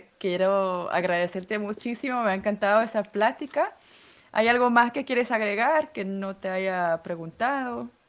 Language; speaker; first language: Spanish; non-native, fluent; Dutch